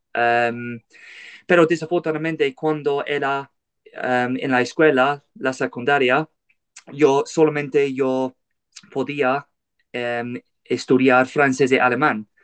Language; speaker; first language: Spanish; non-native, learner; English